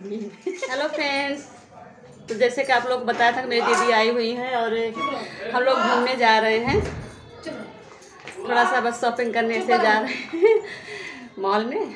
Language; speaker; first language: Hindi; native; Hindi